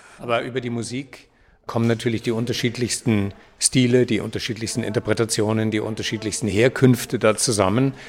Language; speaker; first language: German; native; German